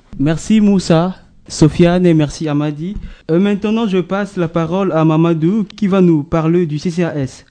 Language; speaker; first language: French; native; French